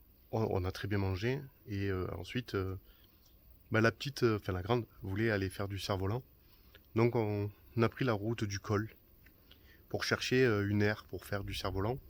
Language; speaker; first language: French; native; French